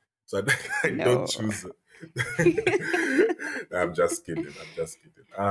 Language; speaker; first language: English; native; English